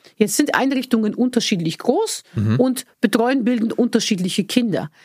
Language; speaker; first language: German; non-native, fluent; Bulgarian